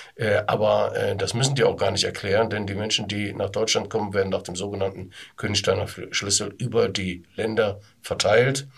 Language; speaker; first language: German; native; German